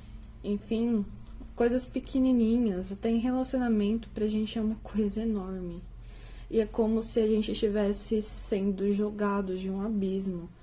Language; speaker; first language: Portuguese; native; Portuguese